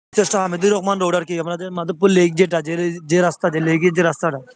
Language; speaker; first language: Bangla; non-native, local second language; Sylheti